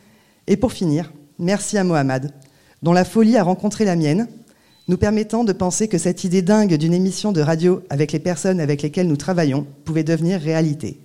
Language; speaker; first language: French; native; French